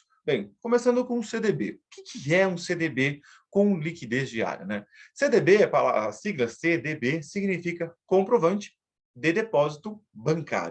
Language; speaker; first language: Portuguese; native; Portuguese